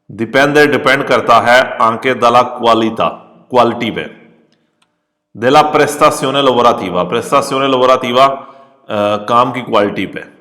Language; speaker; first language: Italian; non-native, fluent; Urdu